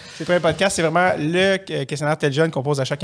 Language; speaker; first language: French; native; French